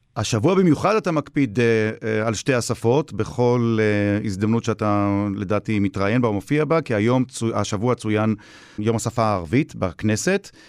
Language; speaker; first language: Hebrew; native; Hebrew